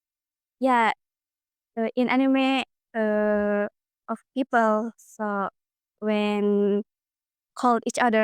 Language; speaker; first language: English; non-native, learner; Indonesian